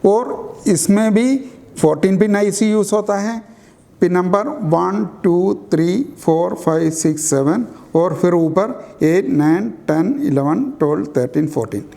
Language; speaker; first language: Hindi; native; Hindi